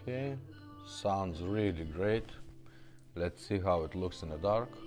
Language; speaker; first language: English; non-native, fluent; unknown